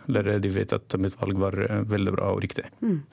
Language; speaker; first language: Norwegian; non-native, learner; Arabic